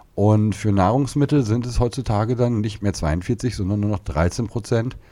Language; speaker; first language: German; native; German